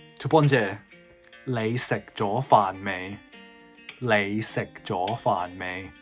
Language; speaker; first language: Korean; non-native, learner; Cantonese